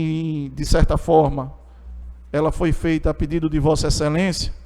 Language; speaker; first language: Portuguese; native; Portuguese